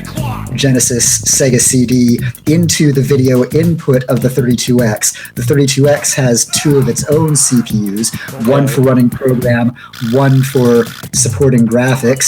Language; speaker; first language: English; native; English